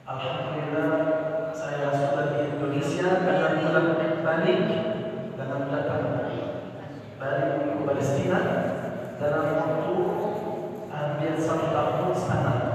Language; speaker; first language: Indonesian; non-native, learner; Arabic